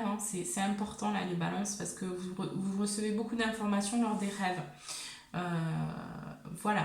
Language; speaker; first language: French; native; French